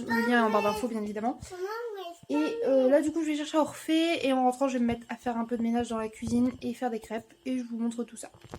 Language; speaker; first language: French; native; French